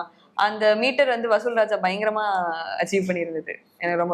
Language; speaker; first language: Tamil; native; Tamil